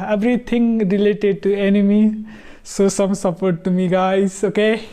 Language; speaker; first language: English; non-native, local second language; Nepali